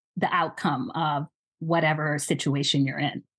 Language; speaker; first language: English; native; English